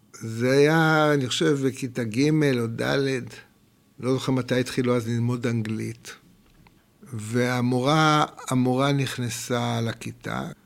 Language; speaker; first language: Hebrew; native; Hebrew